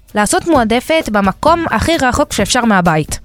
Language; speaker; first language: Hebrew; early bilingual, other home language; Spanish